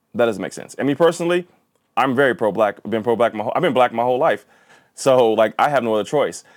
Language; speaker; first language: English; native; English